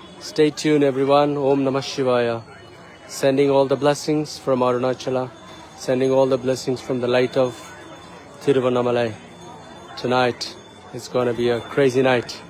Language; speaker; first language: English; non-native, local second language; Tamil